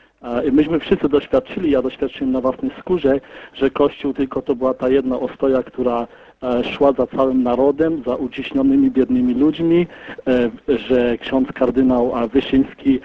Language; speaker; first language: Polish; early bilingual, heritage; Polish